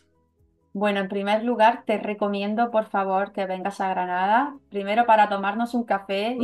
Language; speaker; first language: Spanish; native; Spanish